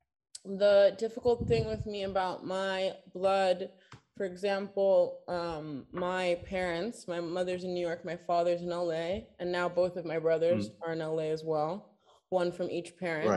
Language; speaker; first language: English; native; English